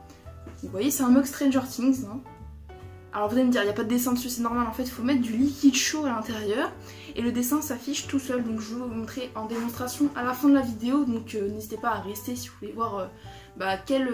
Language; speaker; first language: French; native; French